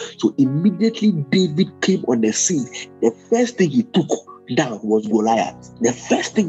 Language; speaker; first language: English; non-native, local second language; Akan